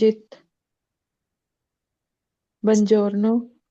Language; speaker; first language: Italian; non-native, learner; Punjabi